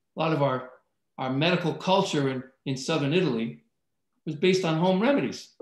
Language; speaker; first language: English; early bilingual, other home language; Italian